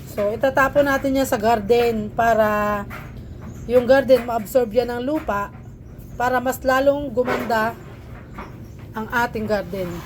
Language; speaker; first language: Filipino; native; Filipino